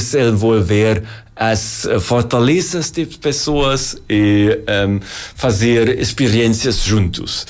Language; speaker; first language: Portuguese; non-native, learner; German